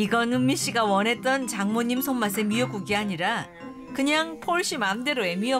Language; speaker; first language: Korean; native; Korean